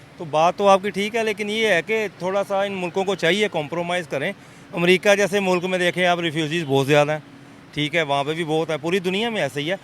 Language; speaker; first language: Urdu; non-native, local second language; Punjabi